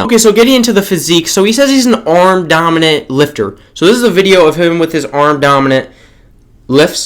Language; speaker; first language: English; native; English